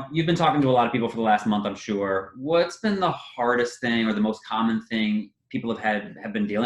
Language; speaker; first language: English; native; English